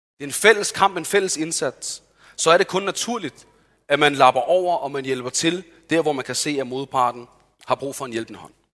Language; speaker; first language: Danish; early bilingual, other home language; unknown